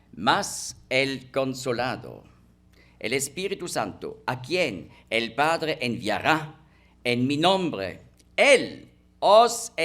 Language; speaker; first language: Spanish; non-native, fluent; German